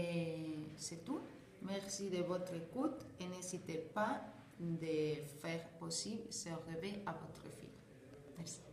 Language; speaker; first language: French; non-native, learner; Spanish